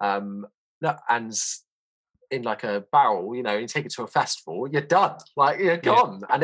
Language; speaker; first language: English; native; English